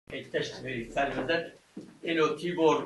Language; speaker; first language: Hungarian; non-native, learner; Arabic